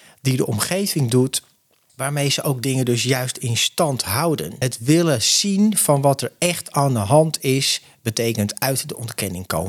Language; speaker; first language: Dutch; native; Dutch